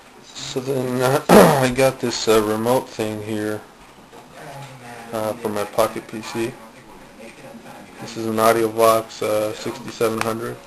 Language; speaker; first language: English; native; English